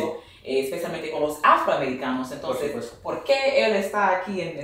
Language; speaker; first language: Spanish; non-native, fluent; English